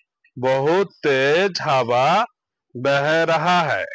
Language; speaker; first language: Hindi; non-native, learner; Bangla